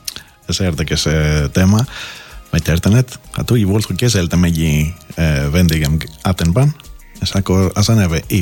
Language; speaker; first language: Hungarian; non-native, fluent; Greek